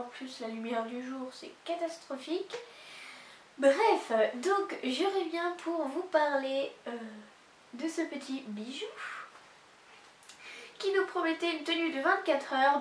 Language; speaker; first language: French; native; French